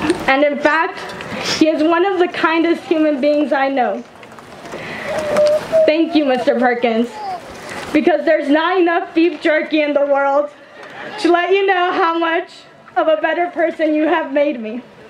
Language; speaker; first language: English; early bilingual, other home language; Spanish